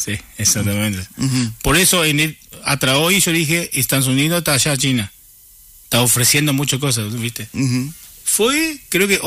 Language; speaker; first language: Spanish; non-native, learner; Chinese